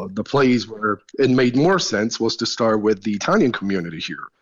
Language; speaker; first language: English; non-native, fluent; Italian